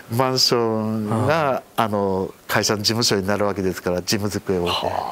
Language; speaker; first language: Japanese; native; Japanese